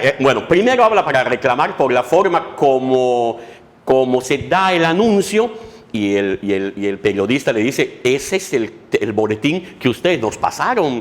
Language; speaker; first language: Spanish; native; Spanish